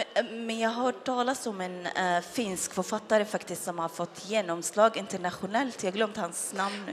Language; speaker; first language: Swedish; non-native, fluent; Arabic